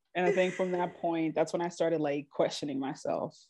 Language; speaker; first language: English; early bilingual, other home language; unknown